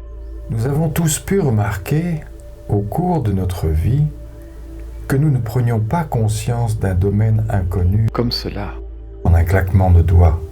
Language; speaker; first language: French; native; French